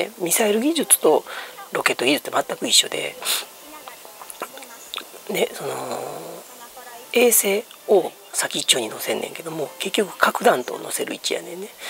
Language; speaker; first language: Japanese; native; Japanese